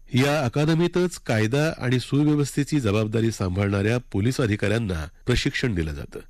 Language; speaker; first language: Marathi; native; Marathi